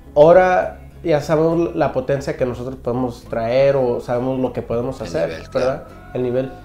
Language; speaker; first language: Spanish; early bilingual, heritage; Spanish